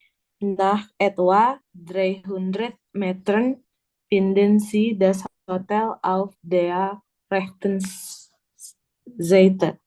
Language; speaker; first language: German; non-native, learner; Indonesian